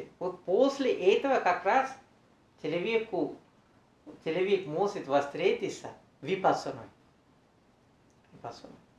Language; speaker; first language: Russian; non-native, learner; Sinhala